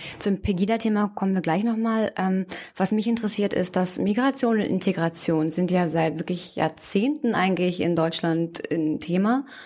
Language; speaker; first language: German; native; German